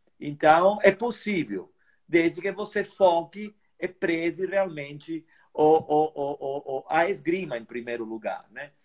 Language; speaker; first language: Portuguese; non-native, fluent; Italian